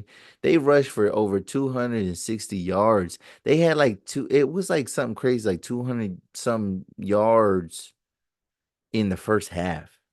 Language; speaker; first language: English; native; English